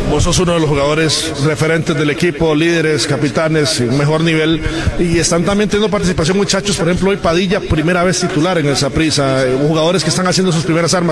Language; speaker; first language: Spanish; native; Spanish